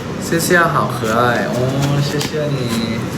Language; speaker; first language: Chinese; non-native, learner; Thai